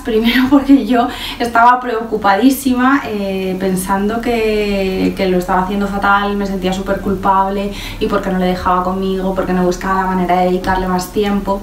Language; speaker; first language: Spanish; native; Spanish